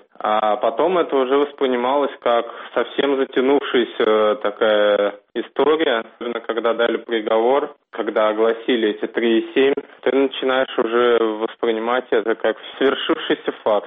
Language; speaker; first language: Russian; native; Russian